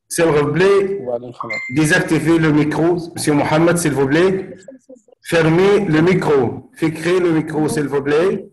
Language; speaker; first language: French; non-native, fluent; Arabic